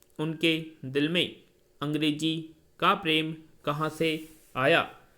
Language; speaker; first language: Hindi; native; Hindi